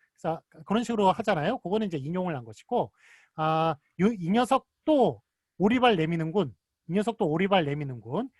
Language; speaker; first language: Korean; native; Korean